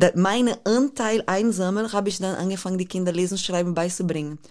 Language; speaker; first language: German; non-native, fluent; Portuguese